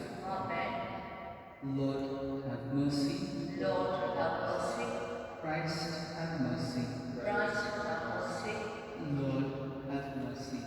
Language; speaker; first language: English; non-native, local second language; Konkani